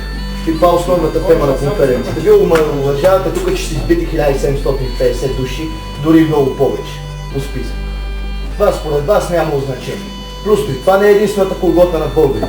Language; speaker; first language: Bulgarian; native; Bulgarian